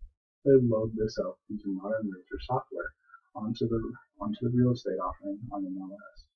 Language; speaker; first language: English; native; English